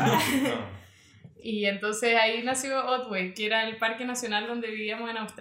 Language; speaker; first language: Spanish; native; Spanish